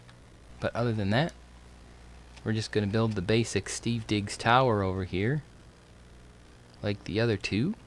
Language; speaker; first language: English; native; English